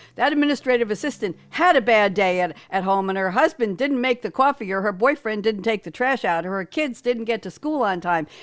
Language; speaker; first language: English; native; English